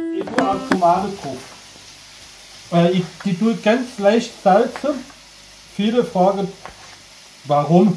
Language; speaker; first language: German; non-native, fluent; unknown